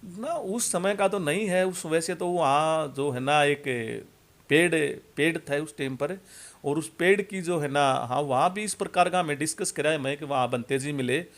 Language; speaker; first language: Hindi; native; Hindi